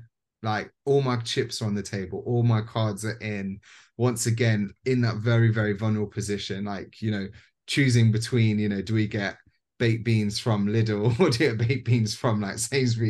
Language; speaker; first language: English; native; English